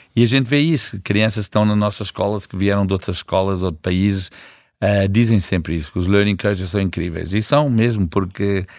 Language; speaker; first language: Portuguese; early bilingual, heritage; Portuguese